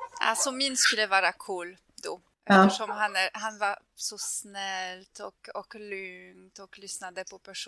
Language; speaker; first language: Swedish; non-native, fluent; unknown